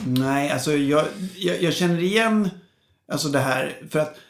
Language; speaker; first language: Swedish; early bilingual, other home language; Italian